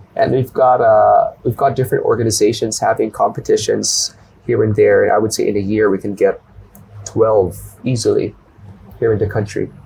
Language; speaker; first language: English; non-native, local second language; Filipino